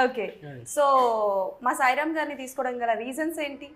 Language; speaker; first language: Telugu; native; Telugu